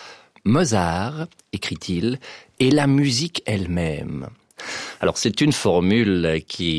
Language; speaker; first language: French; native; French